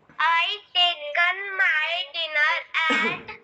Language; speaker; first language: English; non-native, learner; Hindi